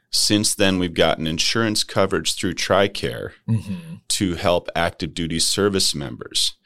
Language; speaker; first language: English; native; English